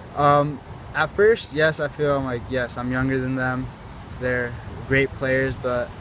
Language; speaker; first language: English; native; English